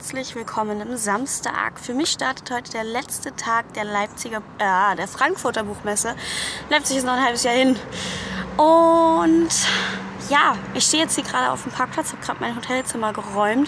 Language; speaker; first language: German; native; German